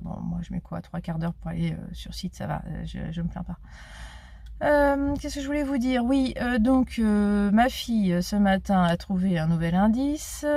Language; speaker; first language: French; native; French